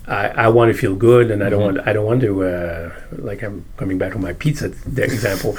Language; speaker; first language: English; native; English